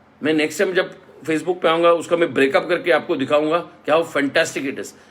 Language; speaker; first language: Hindi; non-native, local second language; Marathi